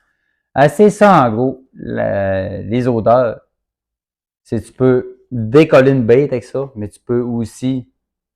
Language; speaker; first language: French; native; French